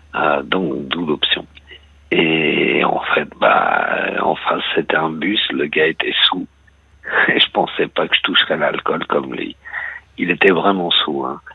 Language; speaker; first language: French; native; French